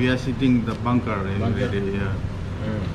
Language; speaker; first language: English; non-native, learner; Tamil